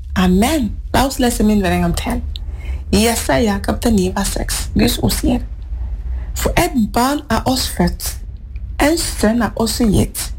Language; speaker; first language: Norwegian; non-native, fluent; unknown